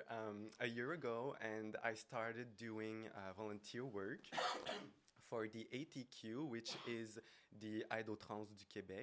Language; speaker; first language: English; native; English